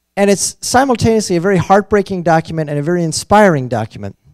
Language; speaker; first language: English; native; English